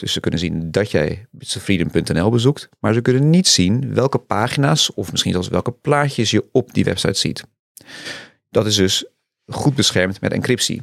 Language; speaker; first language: Dutch; native; Dutch